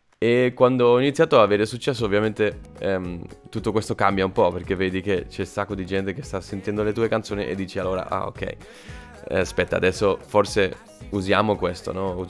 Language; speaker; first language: Italian; non-native, fluent; Spanish